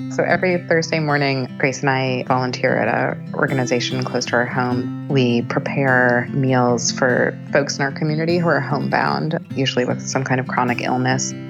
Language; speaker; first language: English; native; English